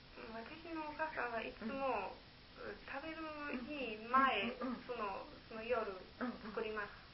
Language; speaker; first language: Japanese; non-native, learner; German